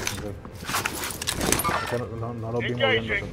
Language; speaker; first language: Spanish; native; Spanish